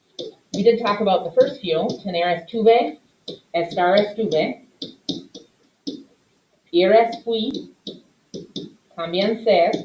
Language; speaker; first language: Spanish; non-native, fluent; English